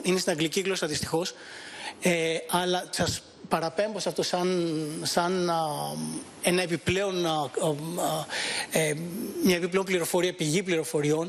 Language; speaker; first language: Greek; native; Greek